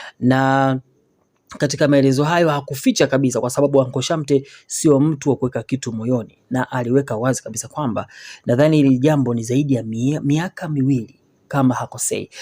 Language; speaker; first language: Swahili; native; Swahili